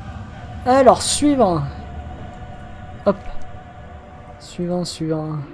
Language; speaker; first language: French; native; French